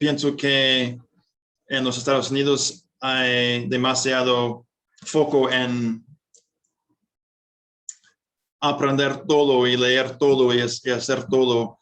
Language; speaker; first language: Spanish; non-native, fluent; English